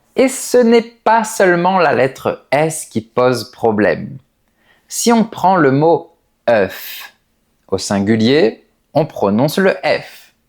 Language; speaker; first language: French; native; French